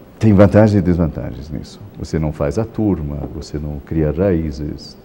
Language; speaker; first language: Portuguese; non-native, fluent; Italian